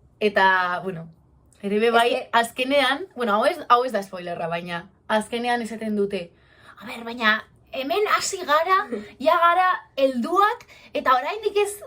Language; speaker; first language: Basque; non-native, local second language; Spanish